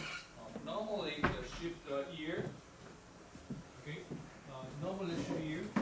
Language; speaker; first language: English; non-native, fluent; Chinese